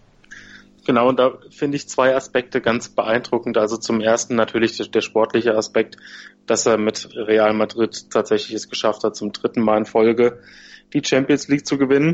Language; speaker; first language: German; native; German